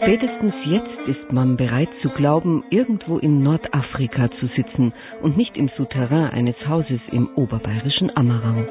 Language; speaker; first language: German; native; German